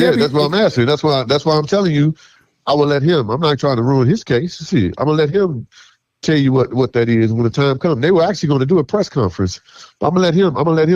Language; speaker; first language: English; native; English